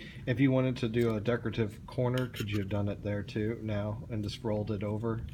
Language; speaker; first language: English; native; English